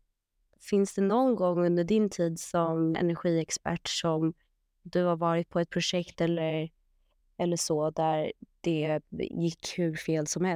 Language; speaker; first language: Swedish; native; Swedish